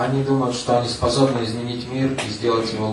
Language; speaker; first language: Russian; native; Russian